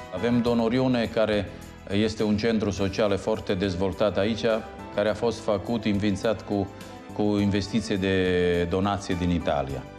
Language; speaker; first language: Romanian; non-native, fluent; Italian